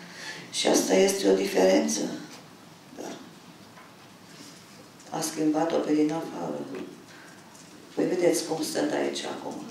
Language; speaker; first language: Romanian; non-native, local second language; German